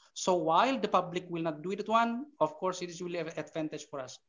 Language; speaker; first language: English; non-native, fluent; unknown